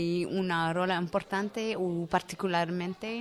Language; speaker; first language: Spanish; non-native, learner; French